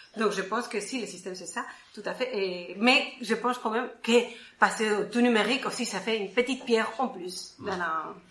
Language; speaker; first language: French; non-native, fluent; Spanish